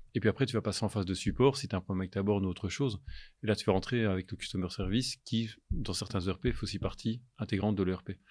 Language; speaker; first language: French; native; French